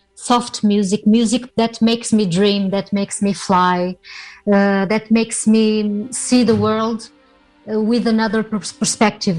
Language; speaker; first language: English; non-native, fluent; Portuguese